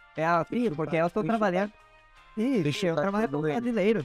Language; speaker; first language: Portuguese; non-native, fluent; Spanish